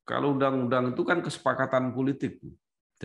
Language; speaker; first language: Indonesian; native; Indonesian